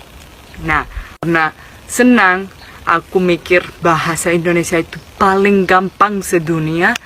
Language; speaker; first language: Indonesian; non-native, fluent; Spanish